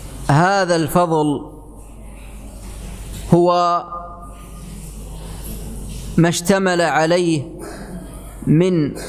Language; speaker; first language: Arabic; native; Arabic